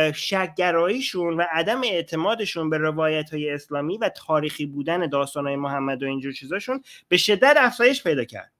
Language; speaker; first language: Persian; native; Persian